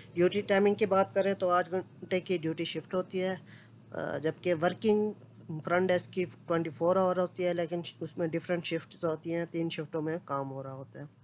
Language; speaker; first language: Urdu; non-native, local second language; Punjabi